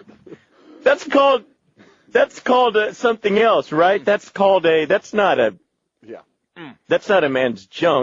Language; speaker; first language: English; native; English